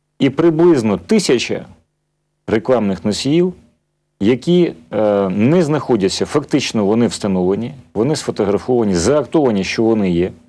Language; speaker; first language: Ukrainian; native; Ukrainian